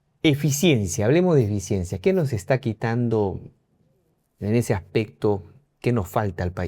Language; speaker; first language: Spanish; native; Spanish